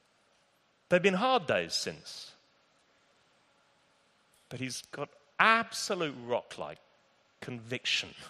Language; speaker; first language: English; native; English